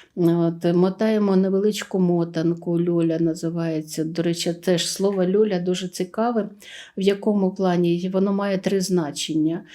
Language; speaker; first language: Ukrainian; native; Ukrainian